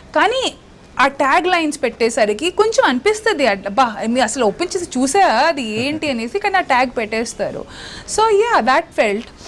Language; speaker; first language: Telugu; non-native, local second language; Hindi